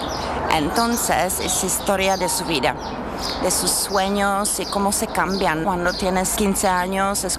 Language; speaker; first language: Spanish; non-native, fluent; Czech